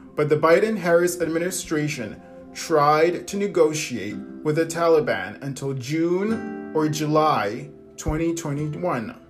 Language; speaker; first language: English; native; English